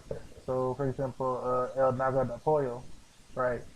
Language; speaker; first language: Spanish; non-native, learner; English